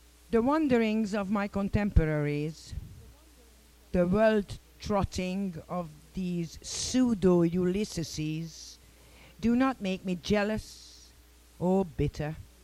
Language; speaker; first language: English; non-native, fluent; Hungarian